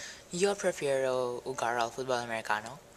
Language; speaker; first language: Spanish; non-native, learner; English